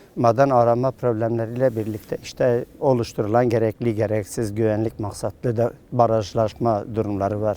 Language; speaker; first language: Turkish; non-native, local second language; Kurdish